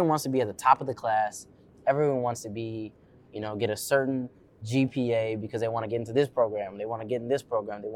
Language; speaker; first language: English; native; English